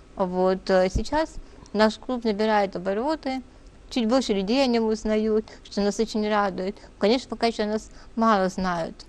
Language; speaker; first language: Russian; native; Russian